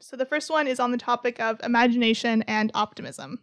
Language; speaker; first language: English; native; English